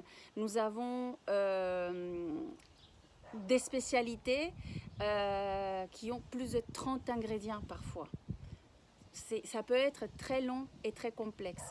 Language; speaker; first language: French; non-native, fluent; Spanish